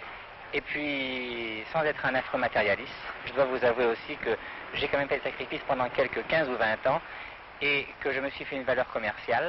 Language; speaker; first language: French; native; French